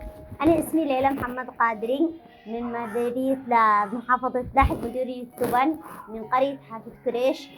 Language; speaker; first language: Arabic; native; Arabic